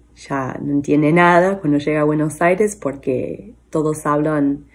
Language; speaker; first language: Spanish; non-native, fluent; English